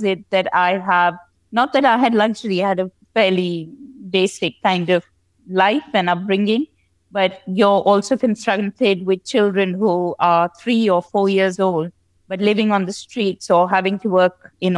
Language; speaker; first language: English; non-native, local second language; Hindi